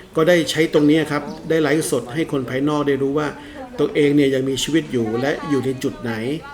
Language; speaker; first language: Thai; non-native, fluent; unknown